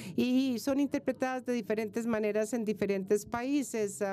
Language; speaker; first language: Spanish; non-native, fluent; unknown